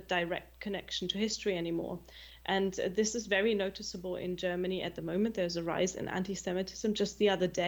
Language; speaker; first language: English; non-native, fluent; German